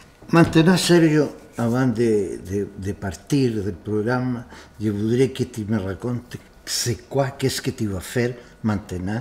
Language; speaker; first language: French; non-native, fluent; Spanish